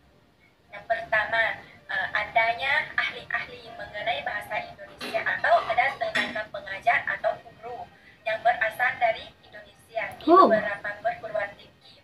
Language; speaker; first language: Indonesian; non-native, fluent; Thai